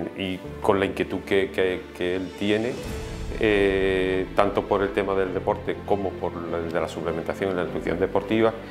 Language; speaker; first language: Spanish; native; Spanish